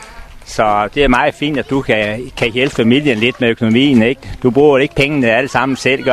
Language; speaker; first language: Danish; native; Danish